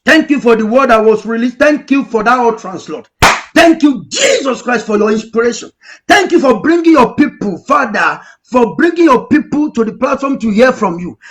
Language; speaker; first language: English; non-native, local second language; Yoruba